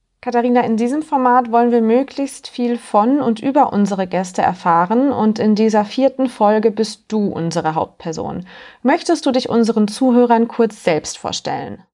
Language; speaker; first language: German; native; German